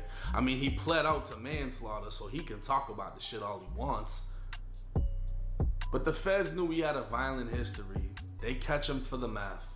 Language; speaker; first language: English; native; English